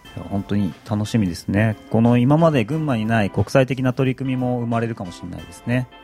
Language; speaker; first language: Japanese; native; Japanese